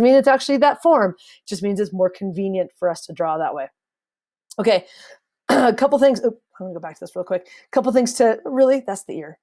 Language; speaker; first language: English; native; English